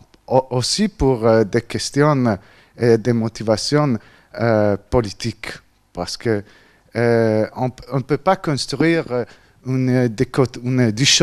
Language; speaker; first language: French; non-native, fluent; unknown